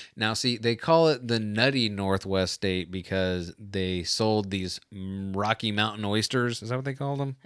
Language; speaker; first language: English; early bilingual, other home language; Italian